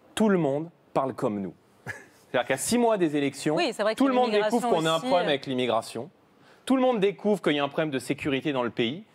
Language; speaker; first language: French; native; French